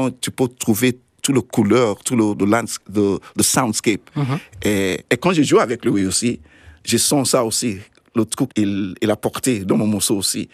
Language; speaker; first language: French; non-native, learner; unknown